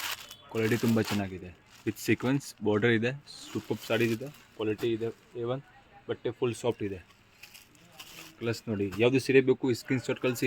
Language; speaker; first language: Kannada; non-native, local second language; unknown